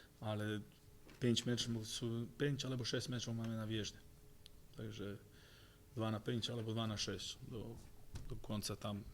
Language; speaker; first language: Polish; non-native, fluent; Croatian